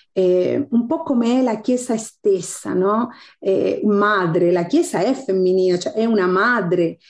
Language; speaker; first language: Italian; non-native, fluent; Spanish